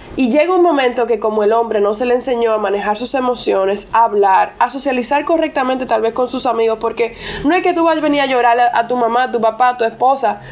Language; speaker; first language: Spanish; non-native, local second language; English